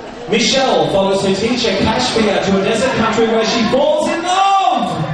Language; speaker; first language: English; native; English